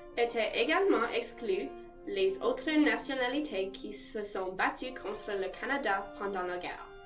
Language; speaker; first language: French; non-native, local second language; English